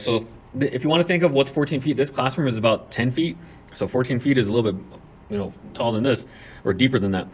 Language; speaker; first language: English; native; English